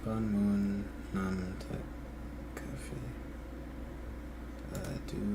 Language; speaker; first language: Vietnamese; non-native, learner; English